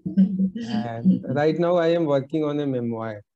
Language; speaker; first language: English; non-native, local second language; Bhojpuri